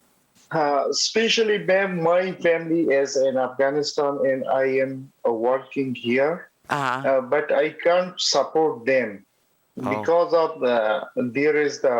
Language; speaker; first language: English; non-native, learner; Pashto